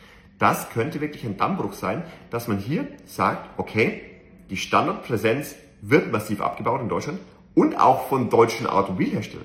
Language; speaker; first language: German; native; German